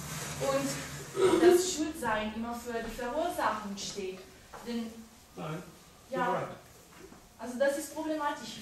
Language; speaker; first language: German; non-native, fluent; Italian